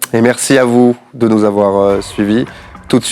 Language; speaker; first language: French; native; French